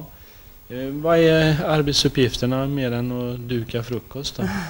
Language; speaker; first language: Swedish; native; Swedish